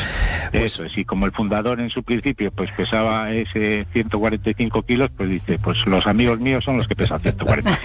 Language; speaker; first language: Spanish; native; Spanish